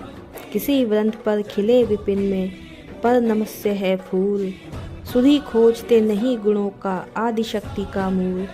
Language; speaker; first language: Hindi; native; Hindi